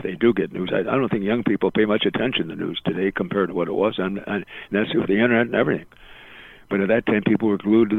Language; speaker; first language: English; native; English